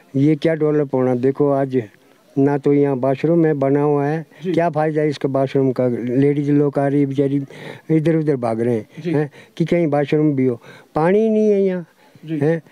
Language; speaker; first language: Hindi; native; Hindi